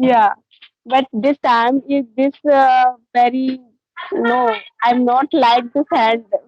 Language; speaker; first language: English; non-native, learner; Hindi